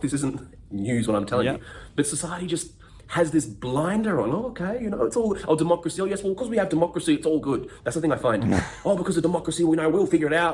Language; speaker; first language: English; native; English